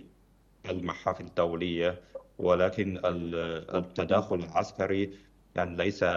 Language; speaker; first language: Arabic; non-native, fluent; Chinese